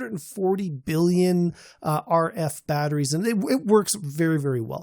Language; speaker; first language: English; native; English